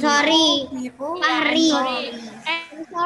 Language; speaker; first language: English; non-native, learner; Indonesian